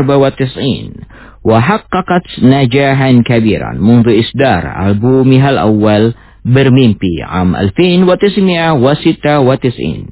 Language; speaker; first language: Arabic; non-native, fluent; Indonesian